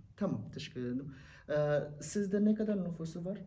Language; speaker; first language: Turkish; non-native, learner; Bangla